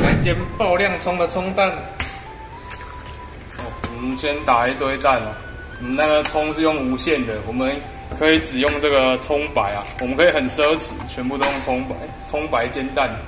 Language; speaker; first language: Chinese; native; Chinese